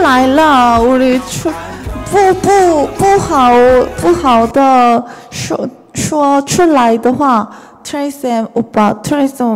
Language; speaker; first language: Chinese; non-native, learner; Korean